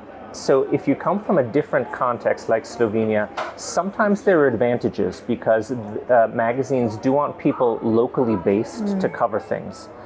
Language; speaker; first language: English; native; English